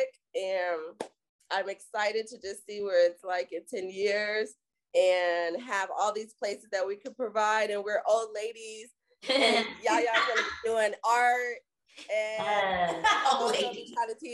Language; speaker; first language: English; native; English